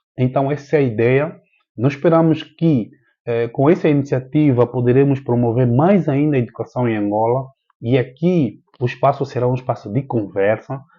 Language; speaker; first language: Portuguese; native; Portuguese